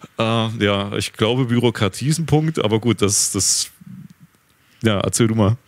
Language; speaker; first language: German; native; German